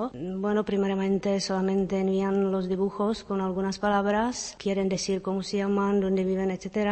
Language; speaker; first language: Spanish; non-native, fluent; Czech